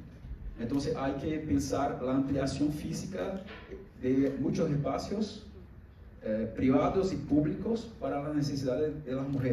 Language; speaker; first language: Spanish; non-native, fluent; Portuguese